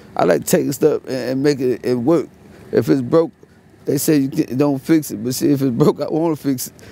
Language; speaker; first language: English; native; English